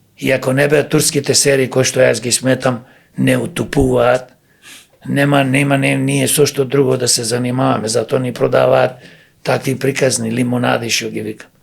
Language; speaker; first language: Macedonian; native; Macedonian